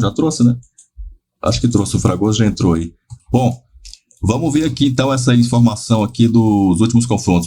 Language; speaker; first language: Portuguese; native; Portuguese